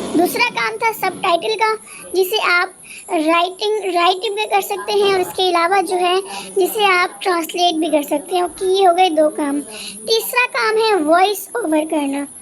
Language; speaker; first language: Urdu; native; Urdu